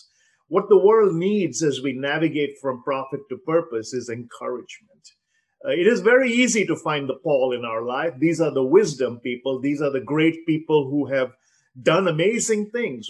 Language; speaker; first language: English; non-native, local second language; Telugu